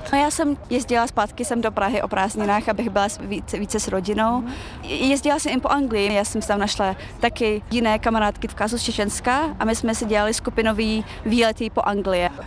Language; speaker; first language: Czech; early bilingual, other home language; Chechen